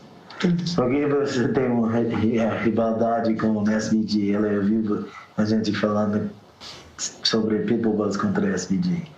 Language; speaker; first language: Portuguese; non-native, learner; English